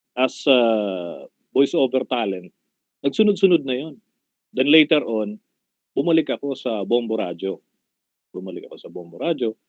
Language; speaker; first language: Filipino; non-native, local second language; Bikol